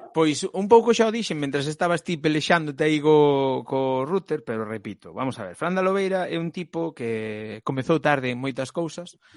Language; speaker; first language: Galician; non-native, local second language; Spanish